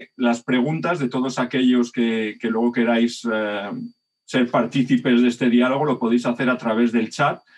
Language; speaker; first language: Spanish; native; Spanish